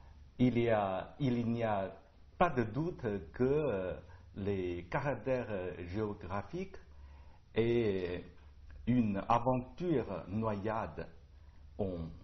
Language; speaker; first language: French; non-native, learner; Chinese